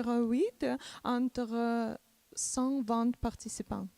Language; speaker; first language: French; non-native, learner; Macedonian